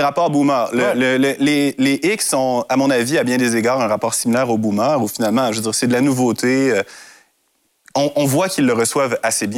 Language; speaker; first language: French; native; French